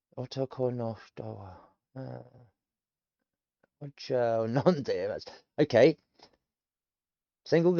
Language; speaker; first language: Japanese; non-native, learner; English